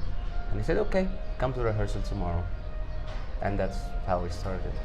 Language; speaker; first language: English; non-native, fluent; Arabic